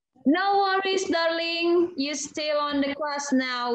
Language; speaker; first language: English; non-native, fluent; Indonesian